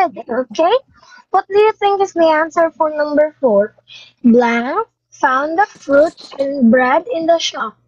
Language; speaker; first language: English; non-native, fluent; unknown